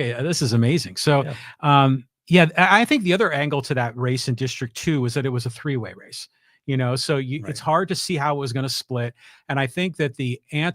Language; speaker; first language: English; native; English